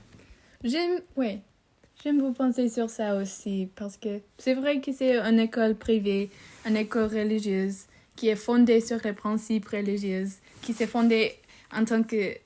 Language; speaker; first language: French; non-native, learner; English